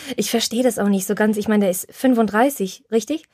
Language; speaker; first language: German; early bilingual, heritage; Polish